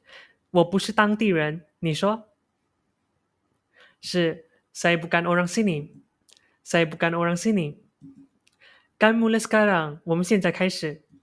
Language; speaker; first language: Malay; non-native, local second language; Chinese